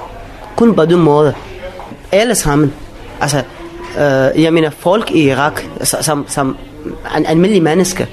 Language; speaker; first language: Danish; non-native, learner; Arabic